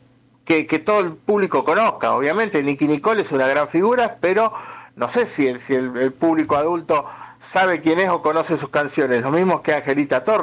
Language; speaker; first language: Spanish; native; Spanish